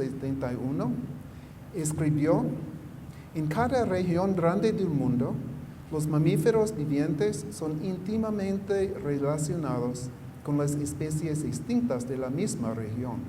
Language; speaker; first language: Spanish; non-native, fluent; English